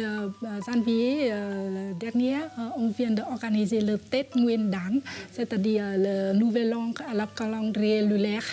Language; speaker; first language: French; non-native, fluent; Vietnamese